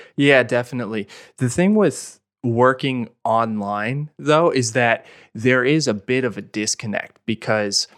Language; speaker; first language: English; native; English